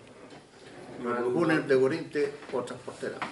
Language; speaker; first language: Swedish; non-native, learner; Spanish